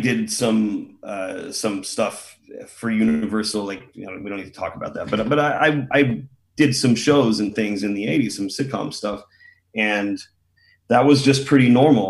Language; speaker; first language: English; native; English